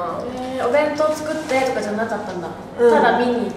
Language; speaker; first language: Japanese; native; Japanese